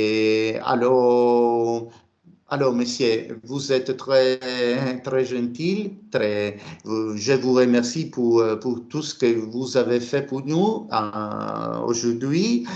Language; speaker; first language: French; non-native, fluent; Italian